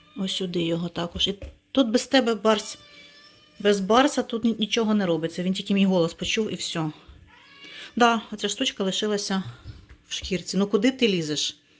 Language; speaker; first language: Ukrainian; non-native, local second language; Russian